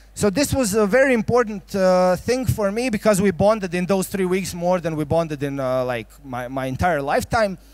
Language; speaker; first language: English; non-native, fluent; Croatian